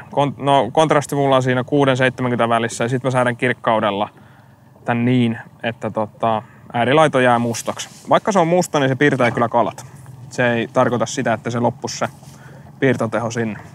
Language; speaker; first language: Finnish; native; Finnish